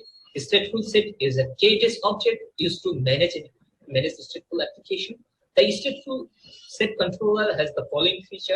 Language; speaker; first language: English; non-native, local second language; Bangla